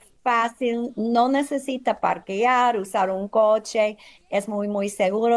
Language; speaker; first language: Spanish; early bilingual, heritage; English